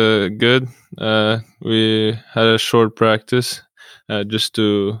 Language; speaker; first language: English; non-native, fluent; Russian